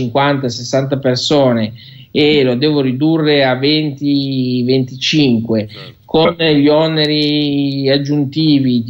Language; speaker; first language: Italian; native; Italian